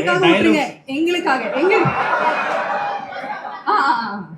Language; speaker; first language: Tamil; native; Tamil